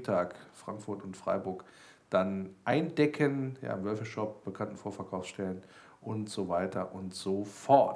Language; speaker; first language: German; native; German